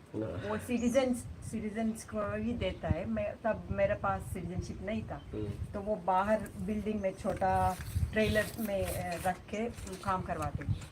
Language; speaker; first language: Hindi; non-native, local second language; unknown